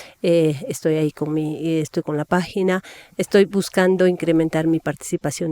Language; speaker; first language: Spanish; native; Spanish